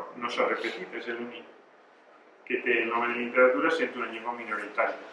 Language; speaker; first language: Spanish; non-native, local second language; Catalan